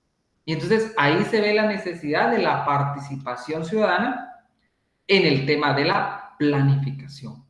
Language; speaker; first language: Spanish; native; Spanish